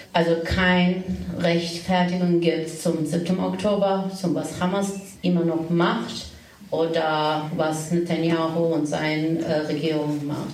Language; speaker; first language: German; non-native, fluent; Turkish